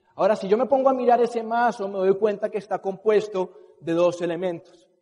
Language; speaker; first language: Spanish; native; Spanish